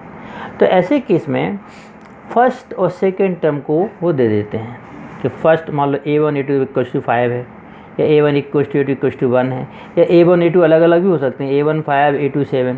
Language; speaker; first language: Hindi; native; Hindi